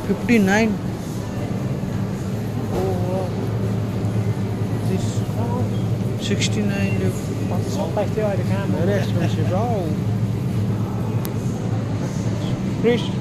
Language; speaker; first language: English; non-native, learner; Nepali